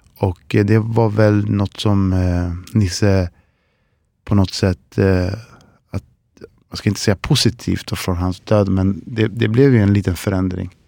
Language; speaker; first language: Swedish; early bilingual, other home language; Spanish